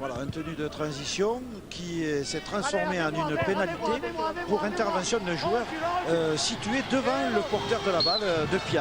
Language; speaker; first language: French; native; French